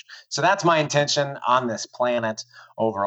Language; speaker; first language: English; native; English